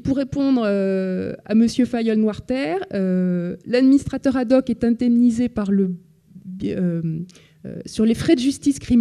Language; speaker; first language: French; native; French